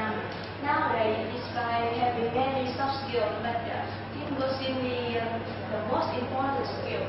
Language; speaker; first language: English; non-native, learner; Vietnamese